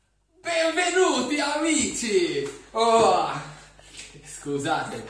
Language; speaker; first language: Italian; non-native, learner; Hungarian